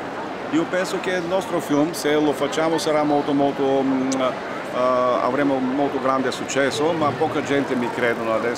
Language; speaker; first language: Italian; non-native, learner; Bulgarian